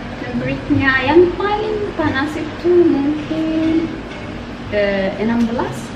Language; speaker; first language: Indonesian; non-native, learner; Amharic